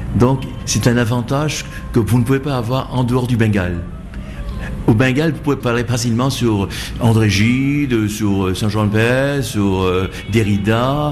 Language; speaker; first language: French; non-native, fluent; Bangla